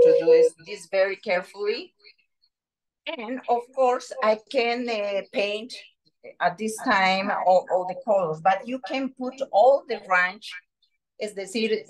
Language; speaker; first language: English; non-native, learner; Spanish